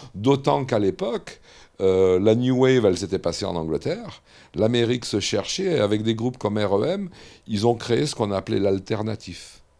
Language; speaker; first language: French; native; French